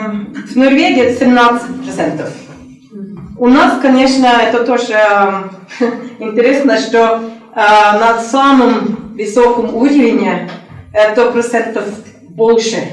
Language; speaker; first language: Russian; non-native, learner; Norwegian